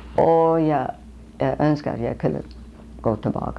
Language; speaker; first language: Swedish; early bilingual, heritage; Swedish